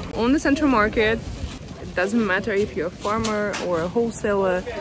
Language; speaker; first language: English; non-native, fluent; Russian